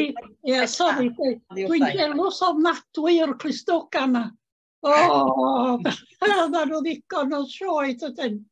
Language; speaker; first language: Welsh; native; Welsh